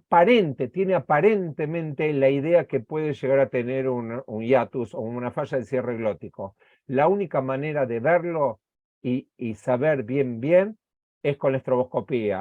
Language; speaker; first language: Spanish; native; Spanish